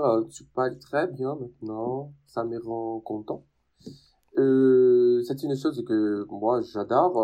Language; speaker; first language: French; non-native, fluent; Portuguese